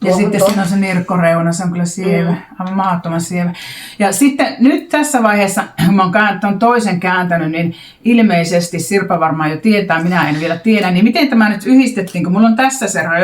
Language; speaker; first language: Finnish; native; Finnish